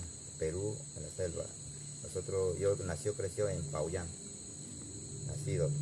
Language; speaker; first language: Spanish; non-native, local second language; Shipibo-Conibo